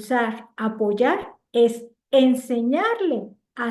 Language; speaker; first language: Spanish; native; Spanish